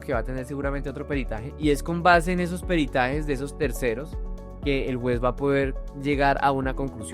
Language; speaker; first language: Spanish; native; Spanish